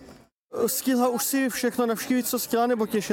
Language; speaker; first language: Czech; native; Czech